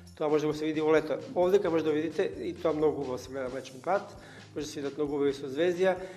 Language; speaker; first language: Macedonian; native; Macedonian